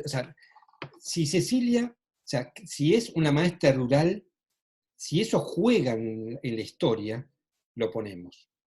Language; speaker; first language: Spanish; native; Spanish